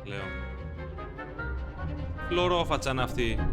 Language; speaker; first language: Greek; native; Greek